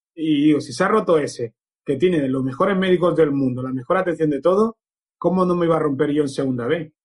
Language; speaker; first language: Spanish; native; Spanish